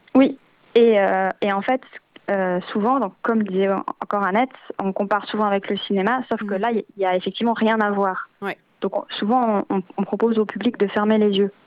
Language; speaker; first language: French; native; French